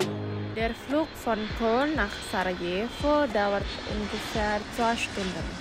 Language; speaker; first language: German; non-native, fluent; Indonesian